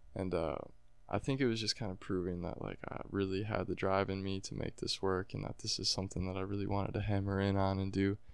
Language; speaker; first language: English; native; English